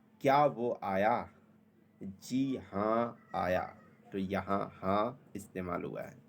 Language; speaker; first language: Urdu; native; Urdu